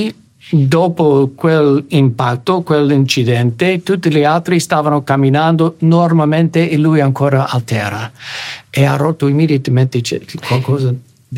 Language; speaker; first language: Italian; non-native, fluent; English